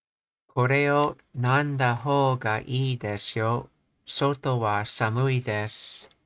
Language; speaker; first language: Japanese; non-native, learner; English